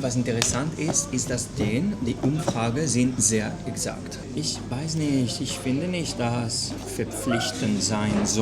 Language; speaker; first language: German; non-native, fluent; Catalan